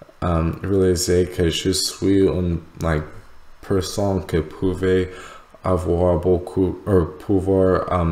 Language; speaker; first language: French; non-native, learner; English